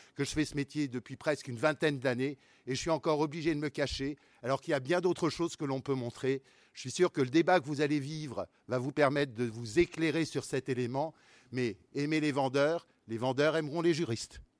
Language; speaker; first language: French; native; French